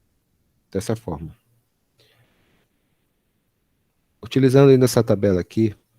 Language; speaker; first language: Portuguese; native; Portuguese